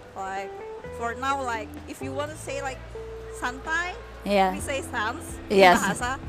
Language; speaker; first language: English; non-native, fluent; Malay